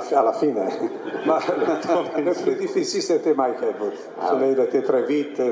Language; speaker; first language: French; non-native, fluent; Italian